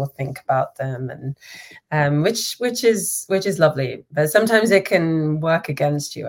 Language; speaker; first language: English; native; English